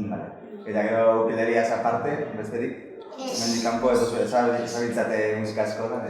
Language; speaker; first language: Basque; native; Basque